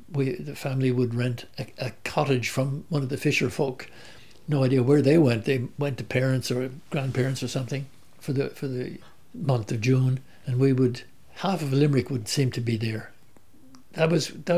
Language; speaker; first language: English; native; English